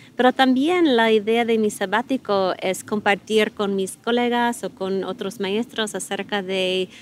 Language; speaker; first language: Spanish; non-native, fluent; English